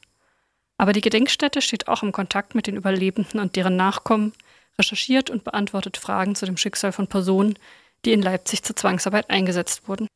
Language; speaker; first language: German; native; German